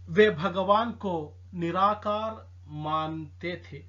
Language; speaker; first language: Hindi; non-native, local second language; Telugu